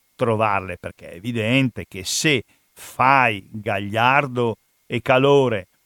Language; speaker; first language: Italian; native; Italian